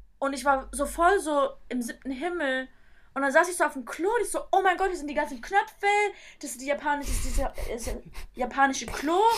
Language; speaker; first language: German; early bilingual, other home language; Turkish